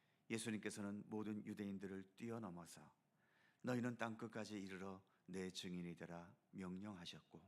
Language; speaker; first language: Korean; native; Korean